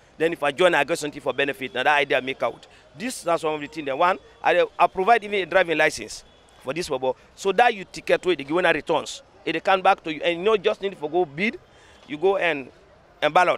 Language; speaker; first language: English; non-native, local second language; Krio